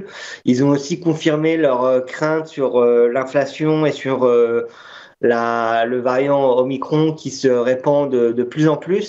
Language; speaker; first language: French; native; French